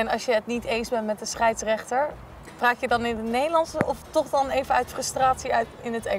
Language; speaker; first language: Dutch; native; Dutch